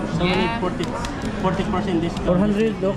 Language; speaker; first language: English; non-native, local second language; Filipino